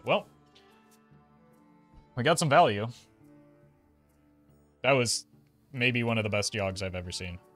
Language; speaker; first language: English; native; English